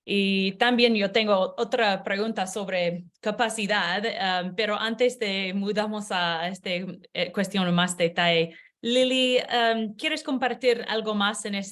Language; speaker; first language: Spanish; non-native, learner; English